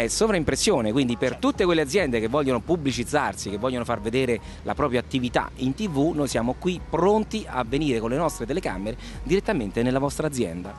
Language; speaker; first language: Italian; native; Italian